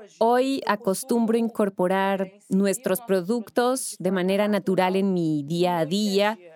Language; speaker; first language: Spanish; non-native, fluent; Portuguese